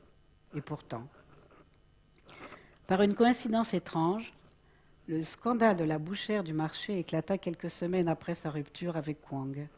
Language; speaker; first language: French; native; French